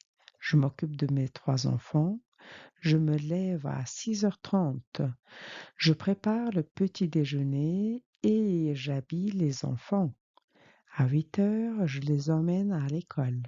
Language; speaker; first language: French; non-native, fluent; Mongolian